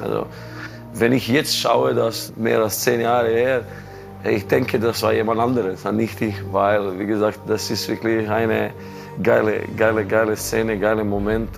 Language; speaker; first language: German; non-native, learner; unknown